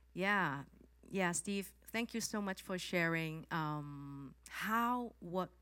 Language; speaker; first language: English; non-native, local second language; Cantonese